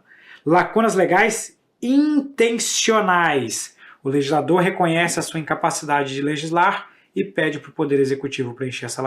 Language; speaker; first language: Portuguese; native; Portuguese